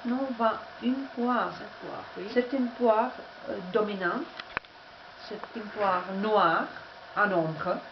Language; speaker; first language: French; non-native, learner; Czech